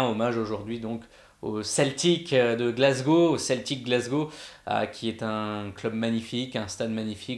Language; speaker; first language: French; native; French